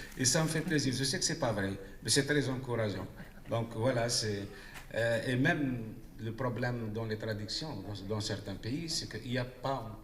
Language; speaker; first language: French; non-native, local second language; Arabic